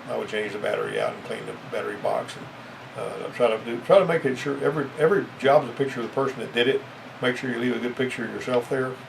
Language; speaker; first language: English; native; English